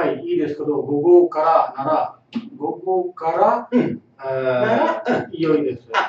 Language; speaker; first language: Japanese; non-native, learner; Tamil